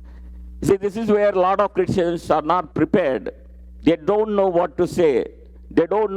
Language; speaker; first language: English; non-native, local second language; Telugu